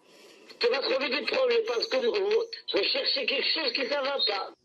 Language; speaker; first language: French; non-native, local second language; Arabic